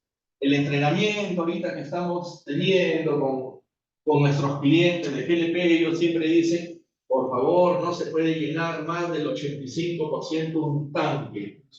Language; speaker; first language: Spanish; native; Spanish